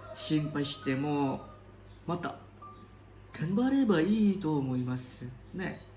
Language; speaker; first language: Japanese; non-native, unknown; Indonesian